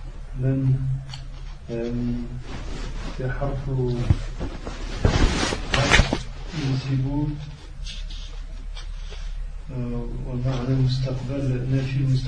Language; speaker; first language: Arabic; non-native, learner; French